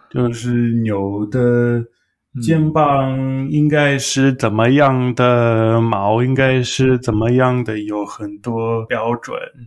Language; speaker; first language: Chinese; non-native, learner; English